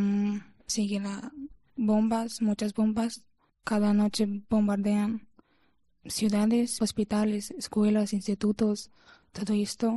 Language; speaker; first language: Spanish; non-native, learner; Ukrainian